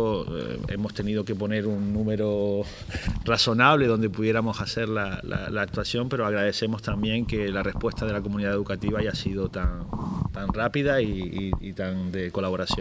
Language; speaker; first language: Spanish; native; Spanish